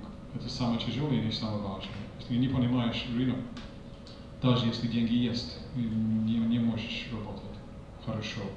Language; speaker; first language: Russian; non-native, fluent; English